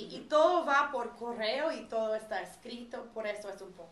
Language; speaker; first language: Spanish; non-native, fluent; English